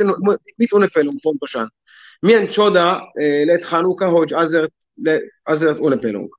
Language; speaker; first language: Hungarian; non-native, learner; Hebrew